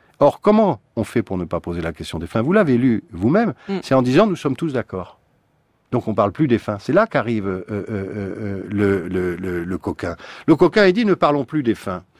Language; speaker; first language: French; native; French